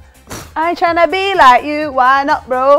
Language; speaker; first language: English; native; English